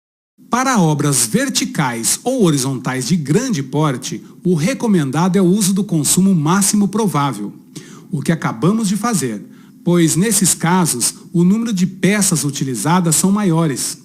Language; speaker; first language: Portuguese; native; Portuguese